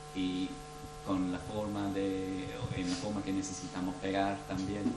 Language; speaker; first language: Spanish; non-native, fluent; English